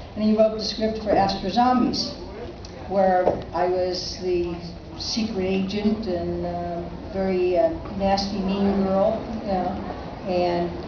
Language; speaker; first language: English; native; English